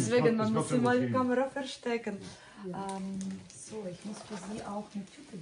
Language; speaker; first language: German; non-native, fluent; Russian